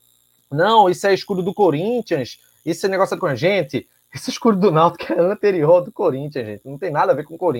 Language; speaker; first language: Portuguese; native; Portuguese